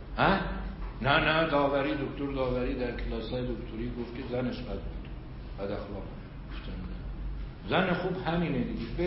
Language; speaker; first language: Persian; non-native, local second language; Azerbaijani